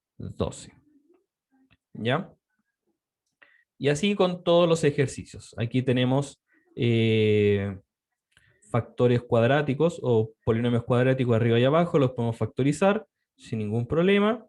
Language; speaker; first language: Spanish; native; Spanish